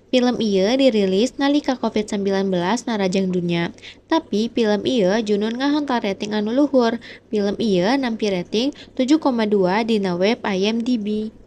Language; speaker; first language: Sundanese; non-native, local second language; Indonesian